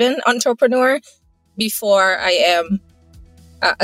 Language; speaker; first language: English; non-native, fluent; Thai